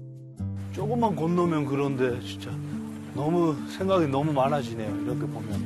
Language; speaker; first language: Korean; early bilingual, heritage; Korean